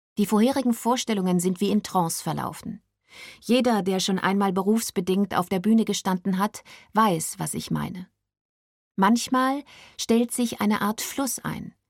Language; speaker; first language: German; native; German